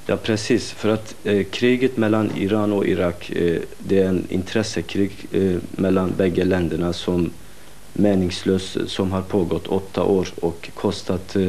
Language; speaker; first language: Swedish; non-native, fluent; Kurdish